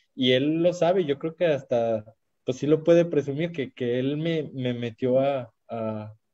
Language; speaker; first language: Spanish; native; Spanish